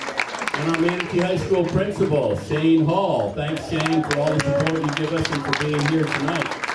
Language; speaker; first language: English; native; English